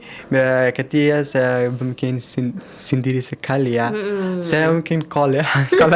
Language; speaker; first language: Indonesian; non-native, learner; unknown